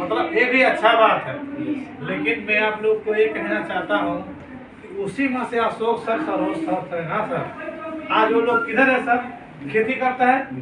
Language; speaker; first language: Hindi; non-native, learner; Nepali